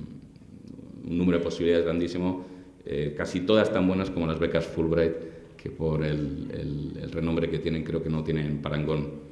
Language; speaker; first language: Spanish; native; Spanish